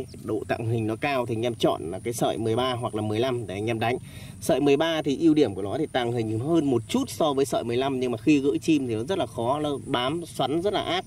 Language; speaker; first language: Vietnamese; native; Vietnamese